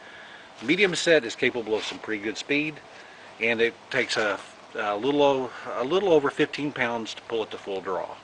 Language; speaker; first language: English; native; English